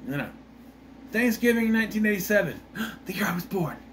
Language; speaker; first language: English; native; English